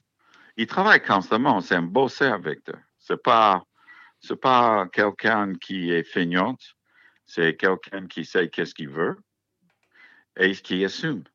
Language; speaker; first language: French; non-native, fluent; English